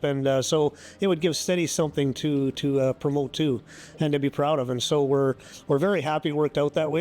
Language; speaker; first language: English; native; English